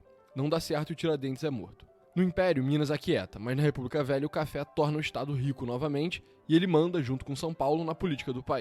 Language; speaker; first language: Portuguese; native; Portuguese